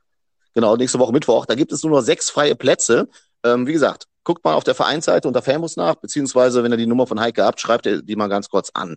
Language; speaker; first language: German; native; German